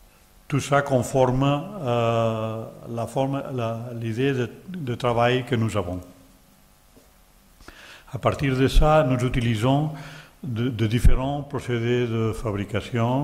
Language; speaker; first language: French; non-native, learner; Catalan